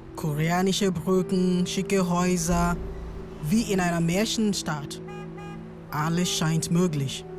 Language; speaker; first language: German; non-native, fluent; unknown